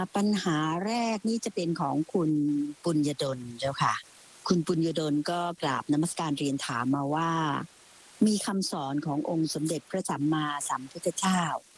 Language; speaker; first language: Thai; native; Thai